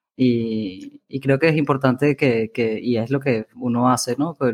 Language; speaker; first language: Spanish; native; Spanish